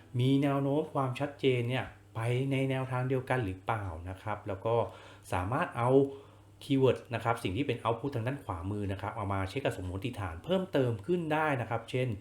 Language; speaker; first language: Thai; native; Thai